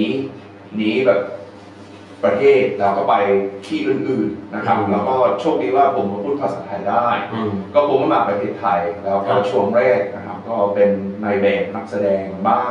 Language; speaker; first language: Thai; non-native, fluent; English